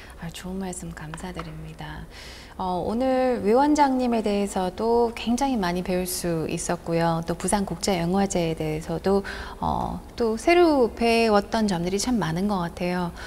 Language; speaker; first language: Korean; native; Korean